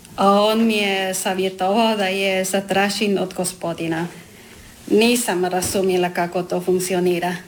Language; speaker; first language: Croatian; non-native, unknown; Spanish